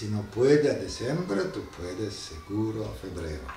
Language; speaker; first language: Spanish; non-native, learner; Italian